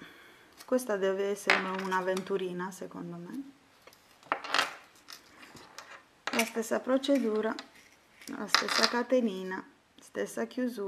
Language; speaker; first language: Italian; non-native, fluent; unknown